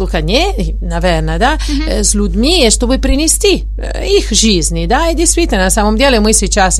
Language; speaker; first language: Russian; non-native, fluent; Italian